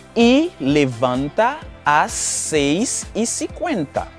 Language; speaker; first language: Portuguese; non-native, fluent; Haitian Creole